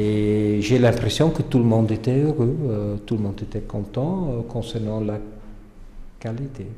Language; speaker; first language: French; non-native, fluent; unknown